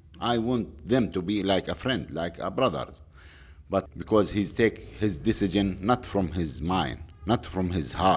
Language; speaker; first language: English; non-native, learner; Arabic